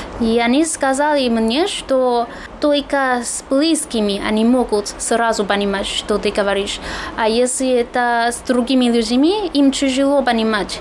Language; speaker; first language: Russian; non-native, fluent; Chinese